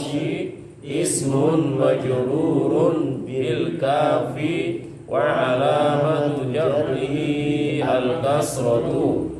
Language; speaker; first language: Arabic; non-native, fluent; Indonesian